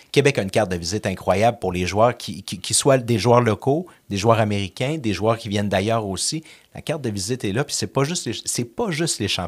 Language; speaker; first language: French; native; French